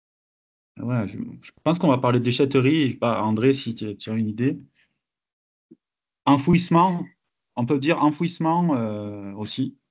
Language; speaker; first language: French; native; French